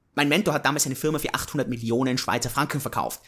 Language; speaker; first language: German; native; German